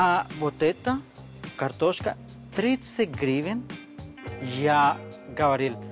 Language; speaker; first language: Russian; non-native, learner; Spanish